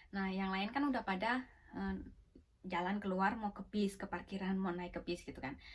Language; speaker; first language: Indonesian; native; Indonesian